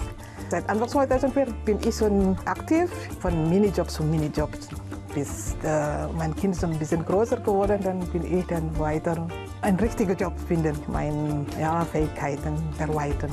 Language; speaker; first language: German; non-native, learner; Indonesian